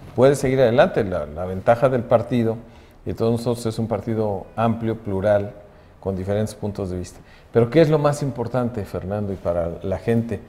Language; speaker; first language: Spanish; native; Spanish